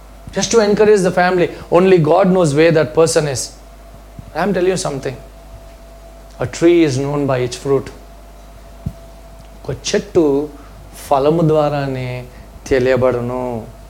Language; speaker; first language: English; non-native, local second language; Telugu